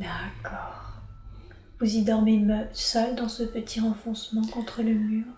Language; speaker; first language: French; native; French